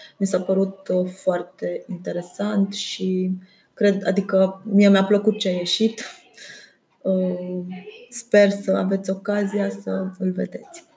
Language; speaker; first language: Romanian; non-native, local second language; German